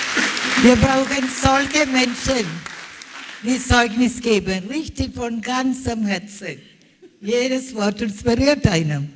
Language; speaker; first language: German; non-native, learner; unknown